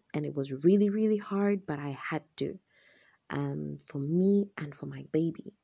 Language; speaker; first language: English; non-native, local second language; Shona